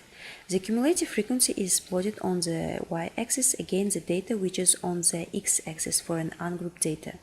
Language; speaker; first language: English; non-native, fluent; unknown